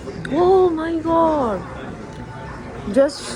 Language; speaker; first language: English; non-native, learner; Urdu